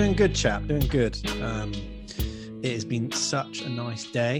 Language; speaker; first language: English; native; English